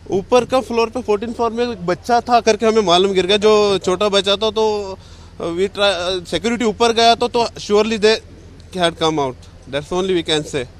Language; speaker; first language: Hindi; non-native, local second language; Kannada